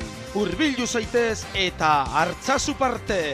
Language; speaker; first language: Basque; native; Basque